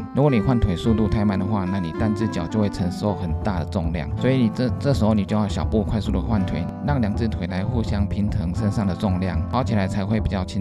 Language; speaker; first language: Chinese; native; Chinese